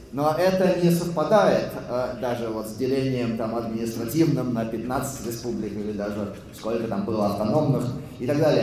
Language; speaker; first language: Russian; native; Russian